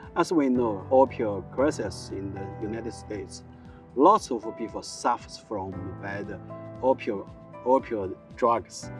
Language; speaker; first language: English; non-native, learner; Chinese